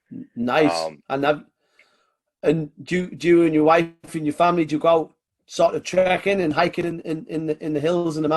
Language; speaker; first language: English; native; English